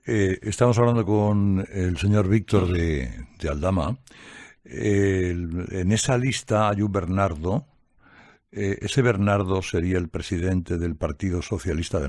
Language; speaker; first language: Spanish; native; Spanish